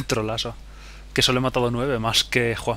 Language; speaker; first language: Spanish; native; Spanish